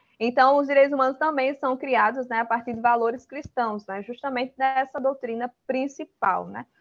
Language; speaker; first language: Portuguese; early bilingual, other home language; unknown